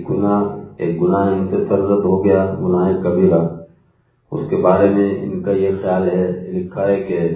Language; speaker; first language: Urdu; native; Urdu